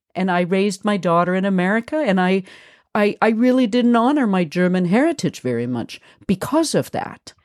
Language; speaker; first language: English; non-native, fluent; German